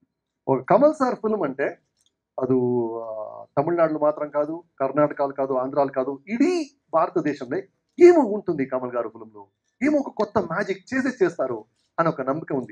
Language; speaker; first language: Telugu; non-native, local second language; Kannada